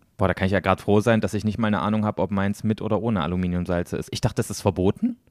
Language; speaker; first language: German; native; German